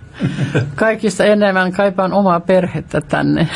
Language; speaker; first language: Finnish; non-native, fluent; Russian